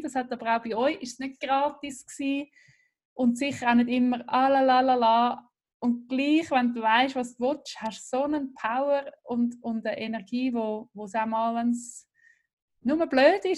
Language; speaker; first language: German; native; German